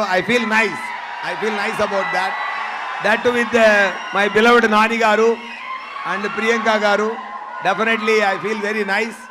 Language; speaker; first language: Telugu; non-native, learner; Tamil